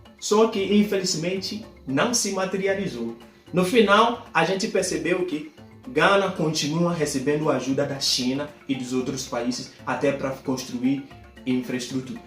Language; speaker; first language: Portuguese; non-native, fluent; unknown